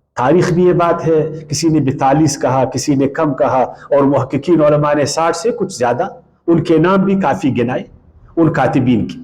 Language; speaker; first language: Urdu; non-native, local second language; Pashto